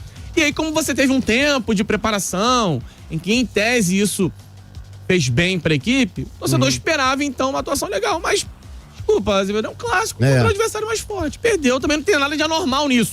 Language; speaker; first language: Portuguese; native; Portuguese